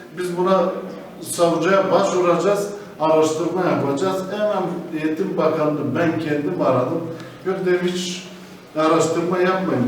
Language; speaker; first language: Turkish; native; Turkish